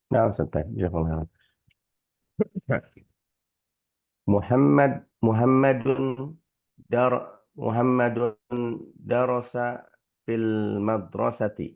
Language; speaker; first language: Arabic; non-native, learner; Indonesian